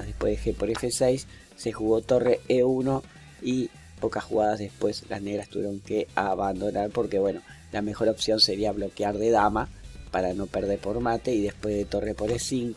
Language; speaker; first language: Spanish; native; Spanish